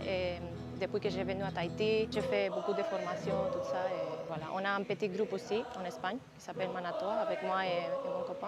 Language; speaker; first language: French; non-native, learner; Spanish